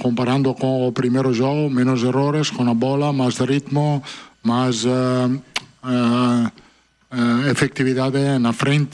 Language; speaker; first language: Portuguese; non-native, fluent; Italian